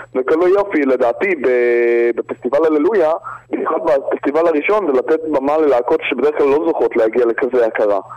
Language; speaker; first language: Hebrew; native; Hebrew